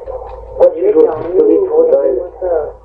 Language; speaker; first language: French; native; French